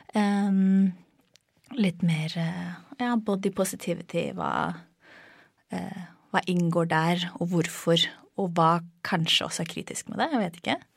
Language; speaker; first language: Norwegian; non-native, fluent; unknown